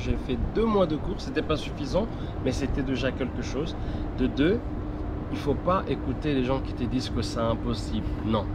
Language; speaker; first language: French; non-native, local second language; Lingala